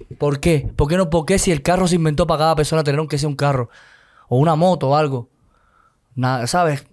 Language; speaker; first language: Spanish; native; Spanish